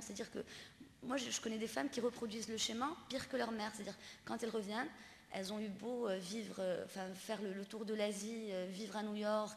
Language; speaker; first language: French; non-native, local second language; Arabic